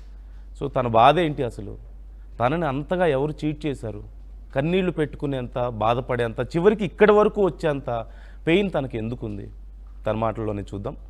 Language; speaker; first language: Telugu; native; Telugu